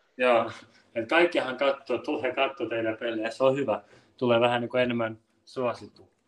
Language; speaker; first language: Finnish; early bilingual, other home language; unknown